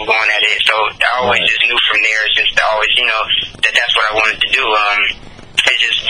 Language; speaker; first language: English; native; English